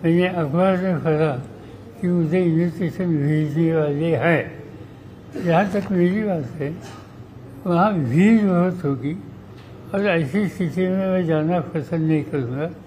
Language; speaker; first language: Hindi; non-native, local second language; Marathi